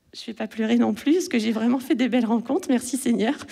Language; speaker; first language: French; native; French